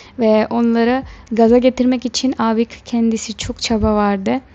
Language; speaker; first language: Turkish; non-native, learner; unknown